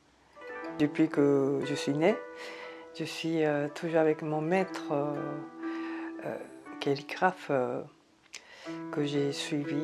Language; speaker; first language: French; non-native, fluent; Japanese